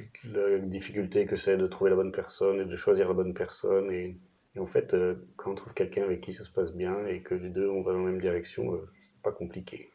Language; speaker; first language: French; native; French